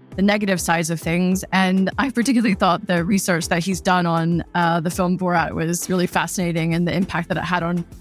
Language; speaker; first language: English; native; English